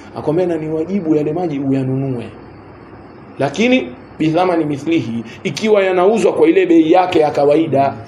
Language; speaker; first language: Swahili; native; Swahili